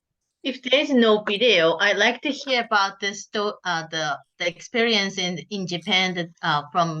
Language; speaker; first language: English; non-native, learner; Japanese